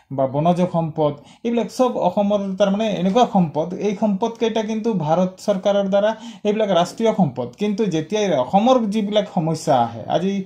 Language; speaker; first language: Assamese; non-native, local second language; Sadri